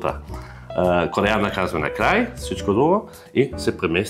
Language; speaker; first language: Bulgarian; non-native, learner; German